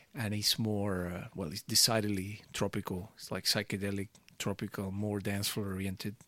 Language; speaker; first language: English; early bilingual, other home language; Portuguese